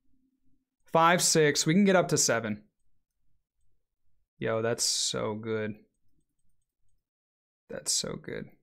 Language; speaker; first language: English; native; English